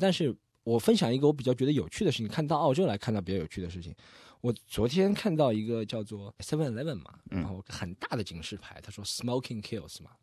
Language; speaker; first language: Chinese; native; Chinese